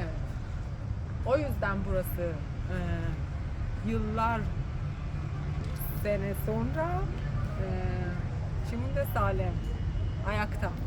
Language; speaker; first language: Turkish; non-native, learner; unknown